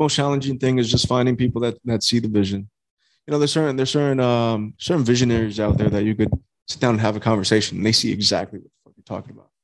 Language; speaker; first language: English; native; English